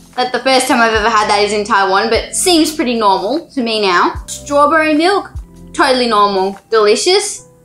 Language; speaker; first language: English; native; English